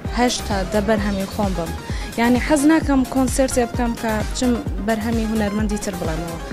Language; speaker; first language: Central Kurdish; non-native, local second language; Gurani